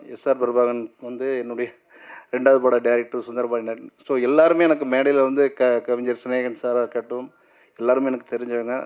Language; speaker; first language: Tamil; native; Tamil